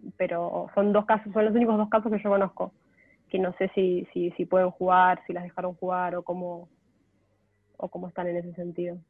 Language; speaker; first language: Spanish; native; Spanish